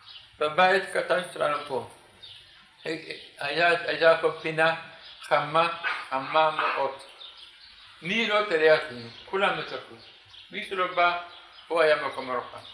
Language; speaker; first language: Hebrew; non-native, fluent; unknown